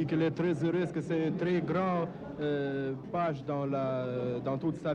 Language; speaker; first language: French; non-native, fluent; Russian